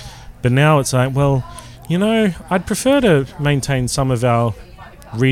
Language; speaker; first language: English; native; English